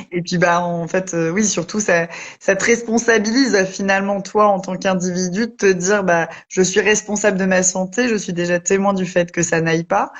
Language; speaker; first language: French; native; French